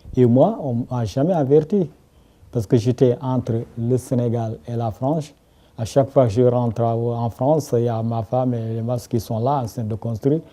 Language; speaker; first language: French; non-native, local second language; Wolof